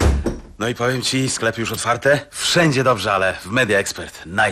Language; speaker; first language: Polish; native; Polish